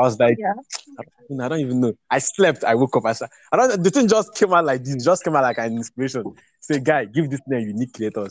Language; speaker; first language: English; non-native, local second language; Igbo